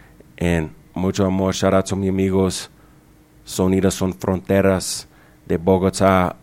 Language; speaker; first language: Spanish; non-native, learner; English